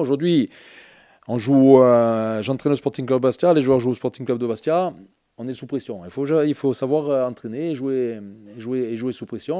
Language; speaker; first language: French; native; French